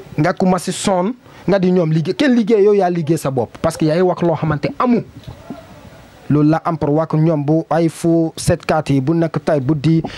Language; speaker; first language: Wolof; non-native, learner; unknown